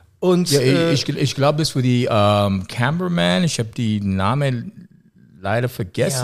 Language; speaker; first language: German; non-native, learner; English